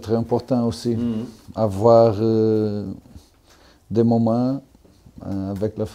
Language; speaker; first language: French; non-native, learner; Portuguese